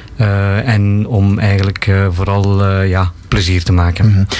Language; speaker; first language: Dutch; non-native, fluent; Bangla